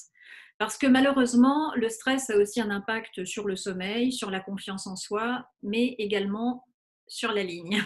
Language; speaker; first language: French; native; French